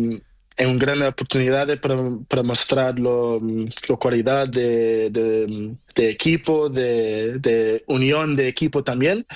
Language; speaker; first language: Spanish; non-native, learner; Portuguese